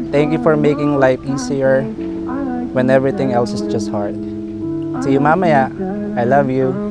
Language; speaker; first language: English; non-native, local second language; Filipino